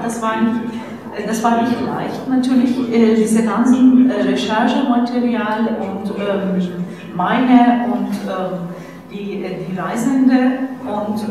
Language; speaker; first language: German; non-native, fluent; Turkish